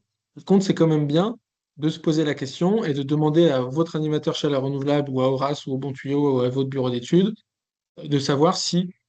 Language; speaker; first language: French; native; French